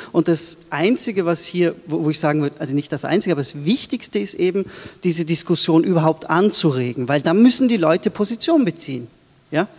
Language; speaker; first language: German; early bilingual, other home language; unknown